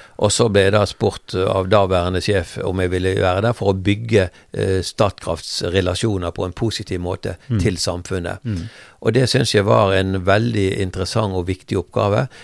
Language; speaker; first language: Norwegian; native; Norwegian